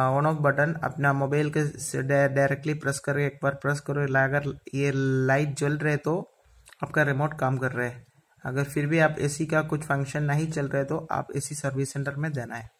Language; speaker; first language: Hindi; non-native, local second language; Malayalam